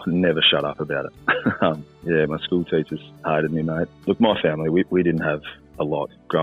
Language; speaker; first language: English; native; English